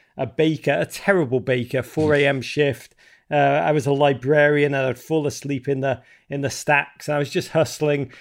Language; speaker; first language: English; native; English